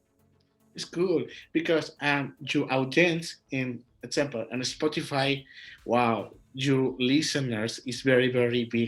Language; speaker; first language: English; non-native, learner; Spanish